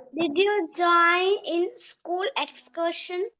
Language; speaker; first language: English; non-native, learner; Malayalam